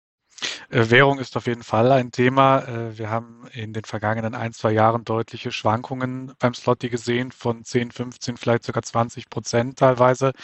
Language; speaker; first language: German; native; German